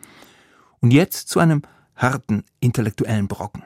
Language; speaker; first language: German; native; German